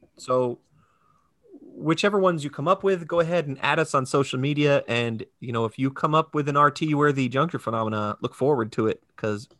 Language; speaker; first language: English; native; English